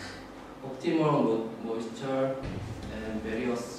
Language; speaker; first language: English; non-native, learner; Korean